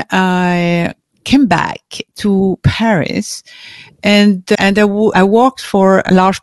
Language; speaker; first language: English; non-native, fluent; French